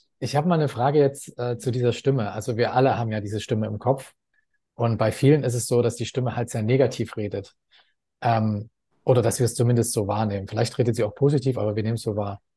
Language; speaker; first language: German; native; German